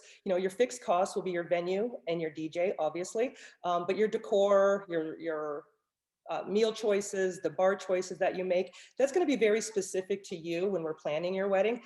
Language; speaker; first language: English; native; English